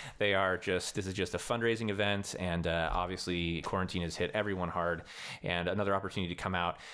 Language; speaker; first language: English; native; English